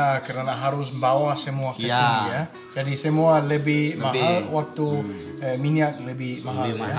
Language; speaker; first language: Indonesian; non-native, learner; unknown